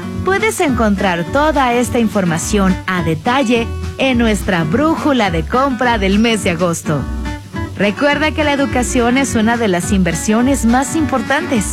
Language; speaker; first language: Spanish; native; Spanish